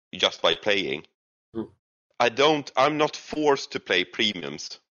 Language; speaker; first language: English; non-native, fluent; Swedish